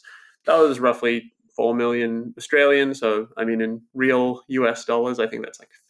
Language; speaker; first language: English; native; English